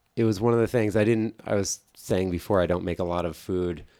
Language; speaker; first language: English; native; English